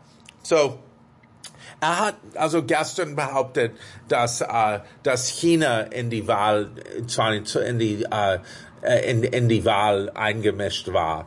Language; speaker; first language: German; non-native, fluent; English